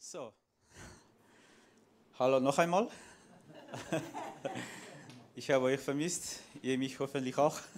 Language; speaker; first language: German; non-native, fluent; Armenian